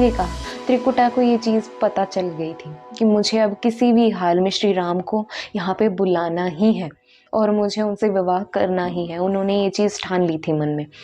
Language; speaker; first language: Hindi; native; Hindi